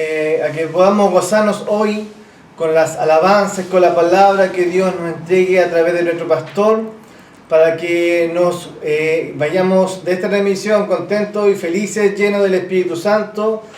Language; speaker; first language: Spanish; native; Spanish